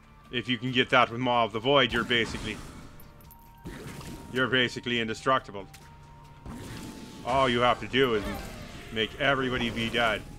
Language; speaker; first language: English; native; English